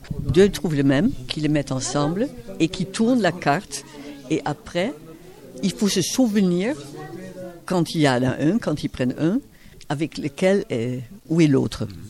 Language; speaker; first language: French; native; French